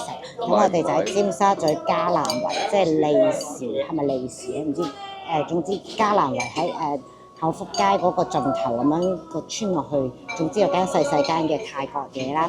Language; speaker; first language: Cantonese; native; Cantonese